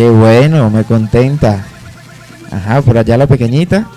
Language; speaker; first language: Spanish; native; Spanish